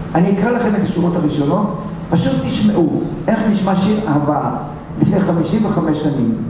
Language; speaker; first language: Hebrew; native; Hebrew